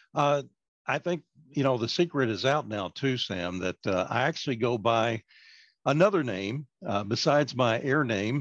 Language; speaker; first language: English; native; English